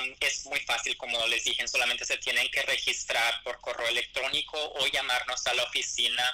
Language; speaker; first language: Spanish; early bilingual, other home language; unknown